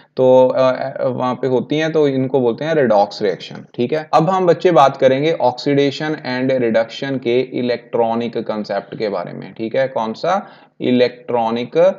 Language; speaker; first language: Hindi; non-native, local second language; Punjabi